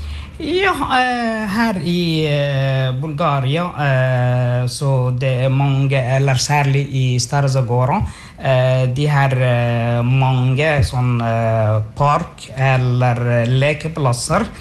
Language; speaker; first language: Norwegian; non-native, fluent; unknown